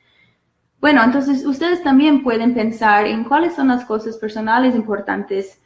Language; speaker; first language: Spanish; non-native, fluent; English